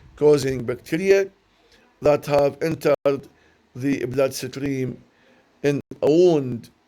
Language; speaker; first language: English; non-native, learner; Arabic